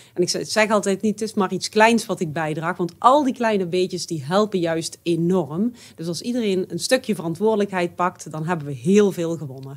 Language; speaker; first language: Dutch; native; Dutch